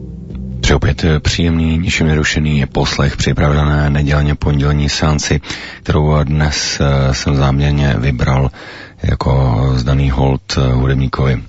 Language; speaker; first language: Czech; native; Czech